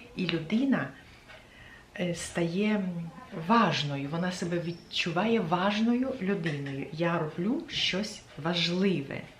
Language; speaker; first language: Ukrainian; native; Ukrainian